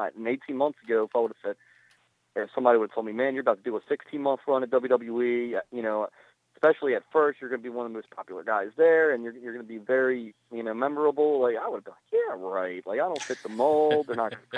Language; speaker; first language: English; native; English